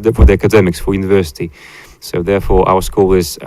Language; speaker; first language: English; non-native, fluent; Latvian